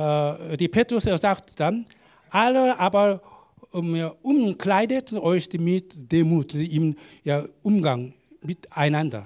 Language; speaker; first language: German; non-native, learner; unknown